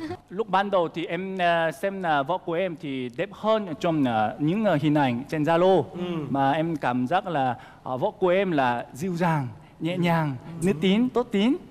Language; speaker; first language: Vietnamese; non-native, fluent; Korean